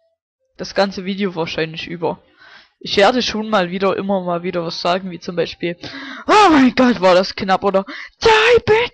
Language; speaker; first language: German; native; German